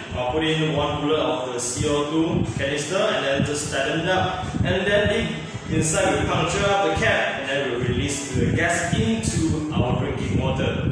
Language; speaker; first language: English; non-native, local second language; Chinese